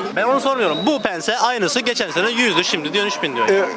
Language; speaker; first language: Turkish; native; Turkish